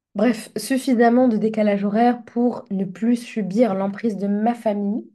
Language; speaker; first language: French; non-native, local second language; Arabic